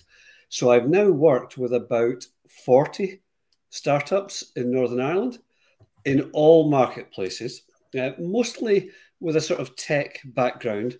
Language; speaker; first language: English; native; English